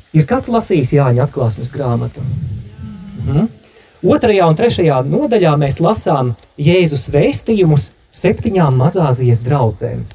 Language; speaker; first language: Latvian; native; Latvian